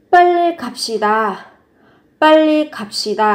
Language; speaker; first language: Korean; non-native, fluent; Vietnamese